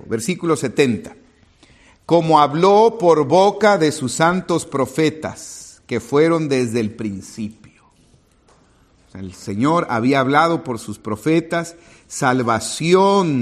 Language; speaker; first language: Spanish; native; Spanish